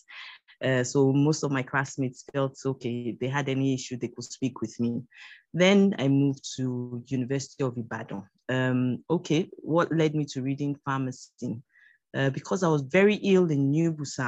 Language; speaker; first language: English; non-native, local second language; Yoruba